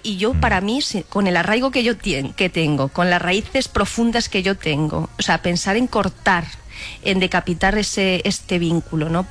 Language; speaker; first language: Spanish; native; Spanish